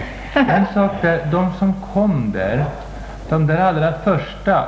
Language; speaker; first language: Swedish; native; Swedish